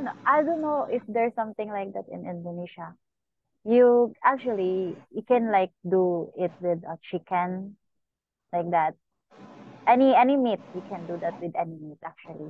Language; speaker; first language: English; non-native, local second language; Cebuano